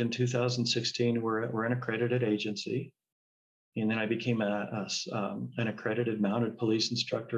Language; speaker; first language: English; native; English